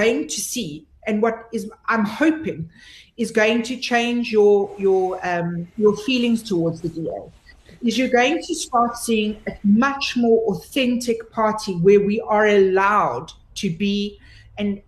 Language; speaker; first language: English; native; English